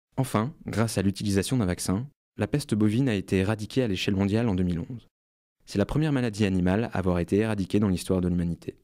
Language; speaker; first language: French; native; French